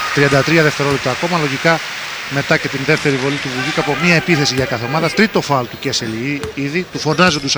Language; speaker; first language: Greek; native; Greek